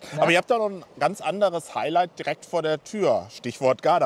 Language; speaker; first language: German; native; German